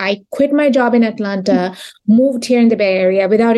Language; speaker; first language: English; non-native, local second language; Bangla